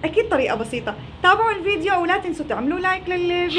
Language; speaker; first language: Arabic; native; Arabic